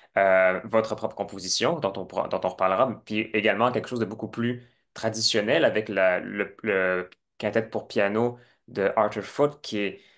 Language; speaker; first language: French; native; French